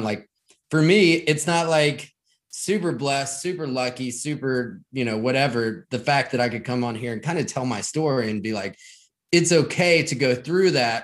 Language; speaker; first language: English; native; English